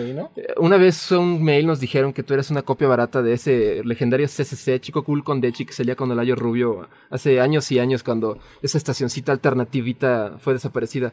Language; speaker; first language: Spanish; native; Spanish